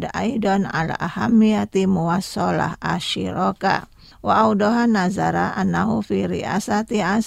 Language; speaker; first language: Arabic; non-native, fluent; Indonesian